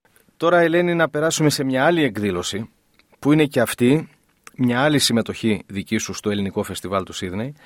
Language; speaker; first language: Greek; native; Greek